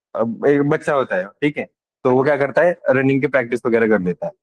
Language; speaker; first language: Hindi; non-native, local second language; Marathi